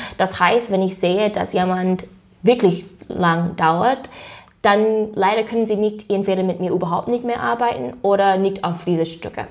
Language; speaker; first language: German; non-native, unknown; English